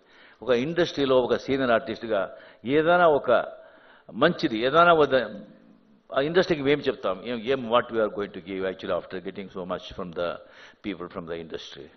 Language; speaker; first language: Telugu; non-native, fluent; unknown